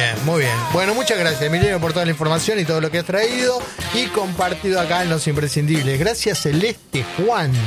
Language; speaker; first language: Spanish; native; Spanish